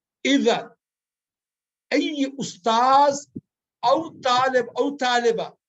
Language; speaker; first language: Arabic; non-native, learner; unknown